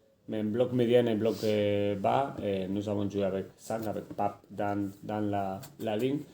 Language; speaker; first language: French; non-native, fluent; Spanish